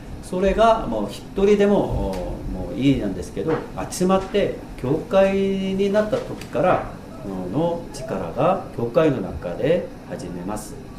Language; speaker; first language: Japanese; non-native, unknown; Korean